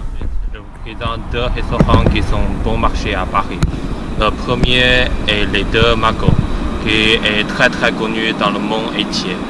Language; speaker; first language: French; non-native, learner; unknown